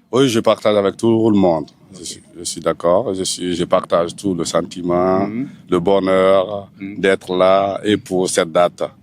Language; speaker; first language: French; non-native, local second language; Fula